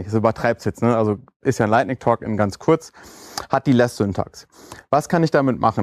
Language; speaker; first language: German; native; German